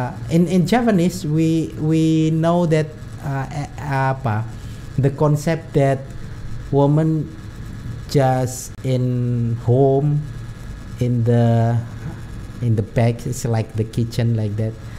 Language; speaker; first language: English; non-native, learner; Indonesian